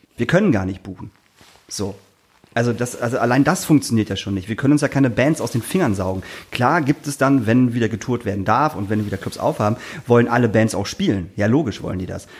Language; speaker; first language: German; native; German